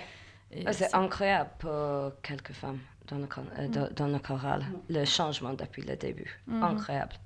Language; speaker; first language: French; non-native, learner; English